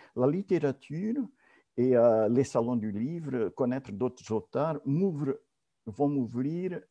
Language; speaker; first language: French; non-native, fluent; Portuguese